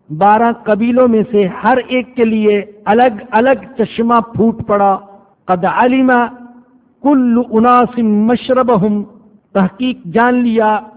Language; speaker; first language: Urdu; non-native, local second language; Punjabi